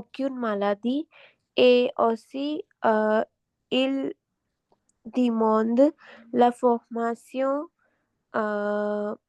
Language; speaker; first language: French; non-native, learner; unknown